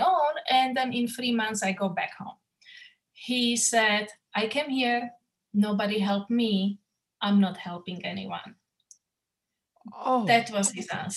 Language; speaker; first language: English; non-native, fluent; Slovak